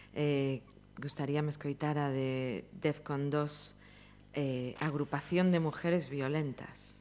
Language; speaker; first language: Galician; native; Galician